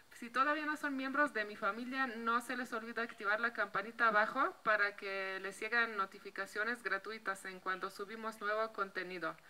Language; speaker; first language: Spanish; non-native, fluent; Slovenian